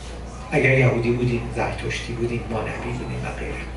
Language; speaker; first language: Persian; native; Persian